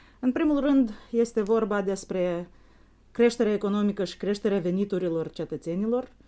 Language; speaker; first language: Romanian; native; Romanian